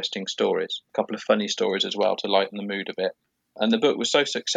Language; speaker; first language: English; native; English